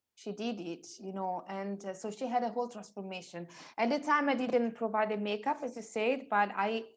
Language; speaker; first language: English; non-native, fluent; Italian